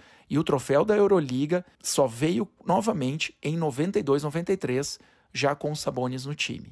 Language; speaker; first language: Portuguese; native; Portuguese